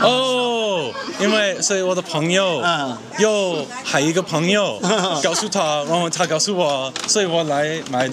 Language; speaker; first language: Chinese; non-native, learner; English